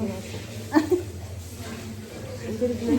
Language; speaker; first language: English; non-native, learner; Tibetan